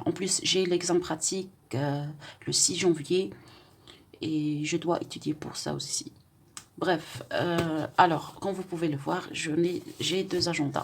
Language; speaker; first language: French; non-native, local second language; Arabic